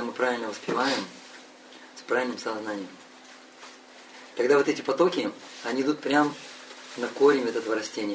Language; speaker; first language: Russian; native; Russian